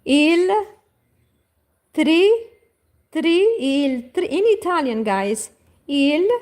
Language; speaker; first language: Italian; non-native, learner; Portuguese